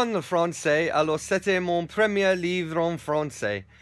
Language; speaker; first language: French; non-native, learner; English